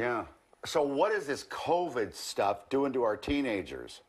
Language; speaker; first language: English; native; English